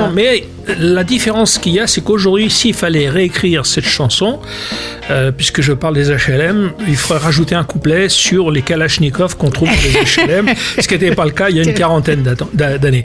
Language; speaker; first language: French; native; French